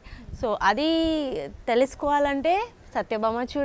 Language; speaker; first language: Telugu; non-native, learner; Bangla